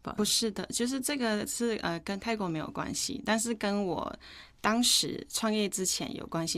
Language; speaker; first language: Chinese; non-native, fluent; Thai